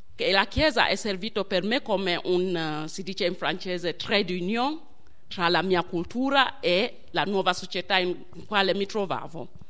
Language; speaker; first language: Italian; non-native, fluent; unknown